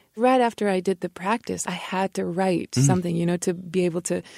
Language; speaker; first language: English; non-native, fluent; Spanish